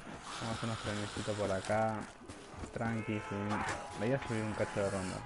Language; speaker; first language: Spanish; native; Spanish